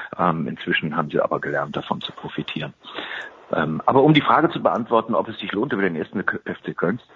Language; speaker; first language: German; native; German